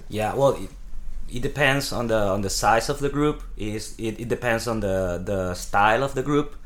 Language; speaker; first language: English; non-native, fluent; Spanish